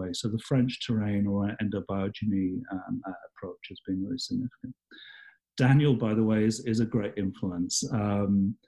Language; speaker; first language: English; native; English